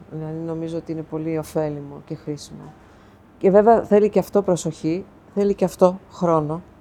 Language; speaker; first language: Greek; early bilingual, heritage; Greek